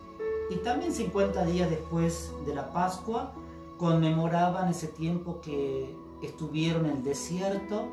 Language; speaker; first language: Spanish; native; Spanish